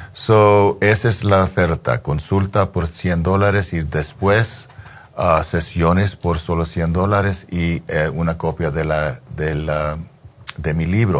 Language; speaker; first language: Spanish; early bilingual, heritage; English